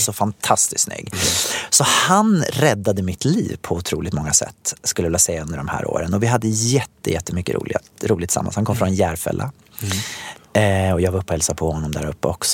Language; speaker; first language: Swedish; native; Swedish